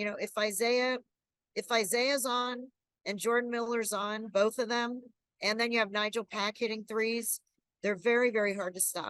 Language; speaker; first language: English; native; English